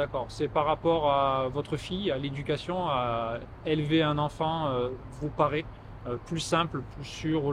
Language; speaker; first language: French; native; French